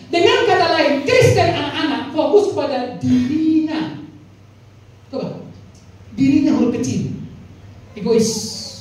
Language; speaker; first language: Indonesian; non-native, local second language; Batak Toba